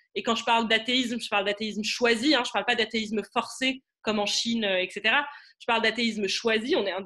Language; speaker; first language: French; non-native, local second language; Arabic